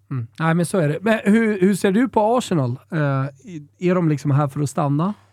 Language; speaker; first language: Swedish; native; Swedish